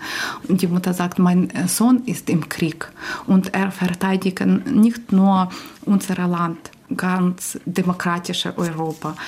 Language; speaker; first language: German; non-native, learner; Ukrainian